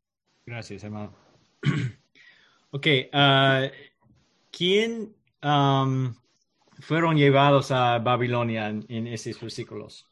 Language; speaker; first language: Spanish; non-native, learner; English